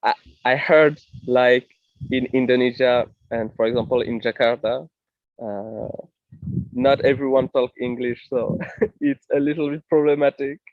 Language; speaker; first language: English; non-native, fluent; French